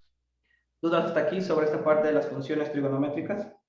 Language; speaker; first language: Spanish; native; Spanish